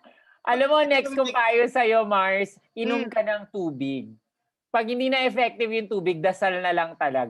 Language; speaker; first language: Filipino; native; Filipino